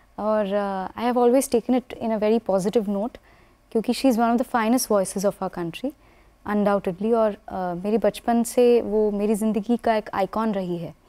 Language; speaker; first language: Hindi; non-native, local second language; Bangla